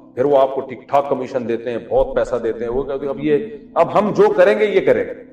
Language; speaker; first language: Urdu; native; Urdu